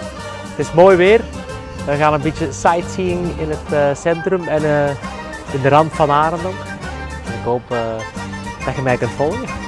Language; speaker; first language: Dutch; native; Dutch